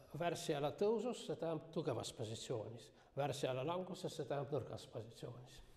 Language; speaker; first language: Estonian; non-native, local second language; Russian